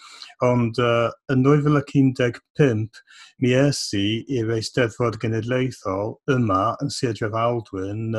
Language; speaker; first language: Welsh; non-native, fluent; English